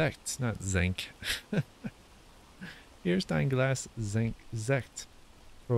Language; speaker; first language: German; non-native, learner; English